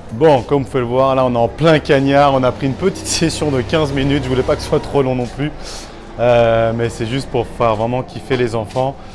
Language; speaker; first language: French; early bilingual, other home language; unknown